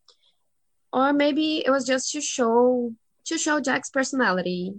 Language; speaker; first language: English; non-native, fluent; Portuguese